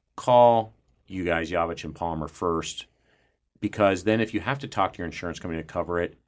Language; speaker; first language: English; native; English